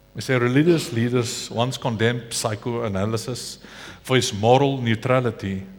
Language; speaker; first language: English; non-native, local second language; Afrikaans